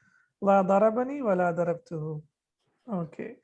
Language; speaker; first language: Arabic; non-native, fluent; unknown